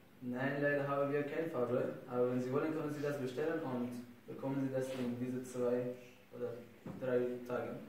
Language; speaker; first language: German; non-native, learner; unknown